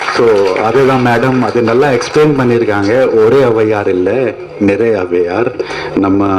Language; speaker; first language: Tamil; non-native, fluent; Hindi